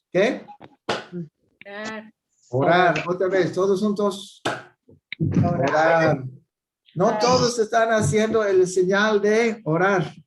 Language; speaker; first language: Spanish; non-native, fluent; English